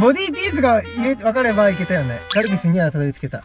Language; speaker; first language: Japanese; native; Japanese